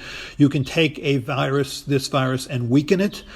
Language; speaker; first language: English; native; English